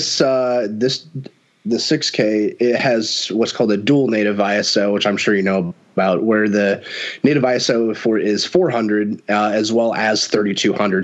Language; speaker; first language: English; native; English